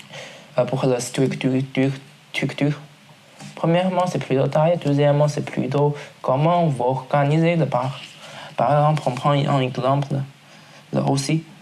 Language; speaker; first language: French; non-native, learner; Chinese